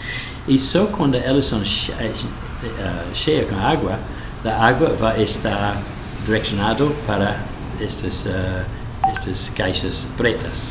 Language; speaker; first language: Portuguese; non-native, learner; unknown